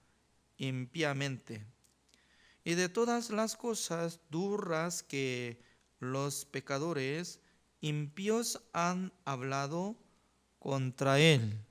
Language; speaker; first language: Spanish; non-native, learner; Korean